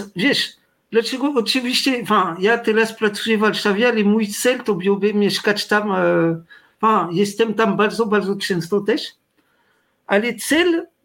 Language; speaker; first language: Polish; non-native, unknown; French